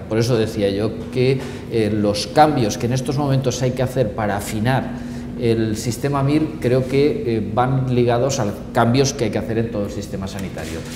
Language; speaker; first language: Spanish; native; Spanish